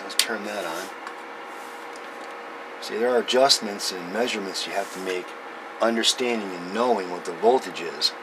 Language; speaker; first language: English; native; English